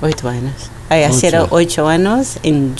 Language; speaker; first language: Spanish; non-native, learner; Portuguese